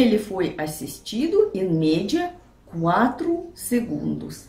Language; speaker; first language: Portuguese; non-native, fluent; Russian